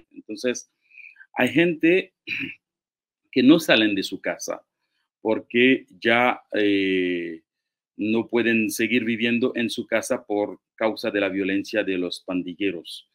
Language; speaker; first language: Spanish; non-native, fluent; Haitian Creole